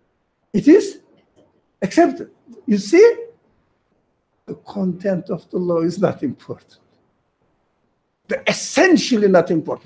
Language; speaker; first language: English; non-native, fluent; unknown